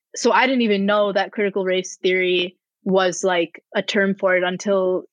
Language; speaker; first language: English; native; English